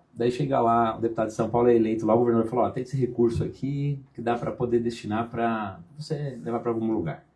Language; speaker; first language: Portuguese; native; Portuguese